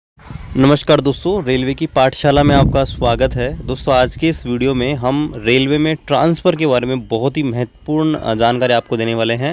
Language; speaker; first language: Hindi; native; Hindi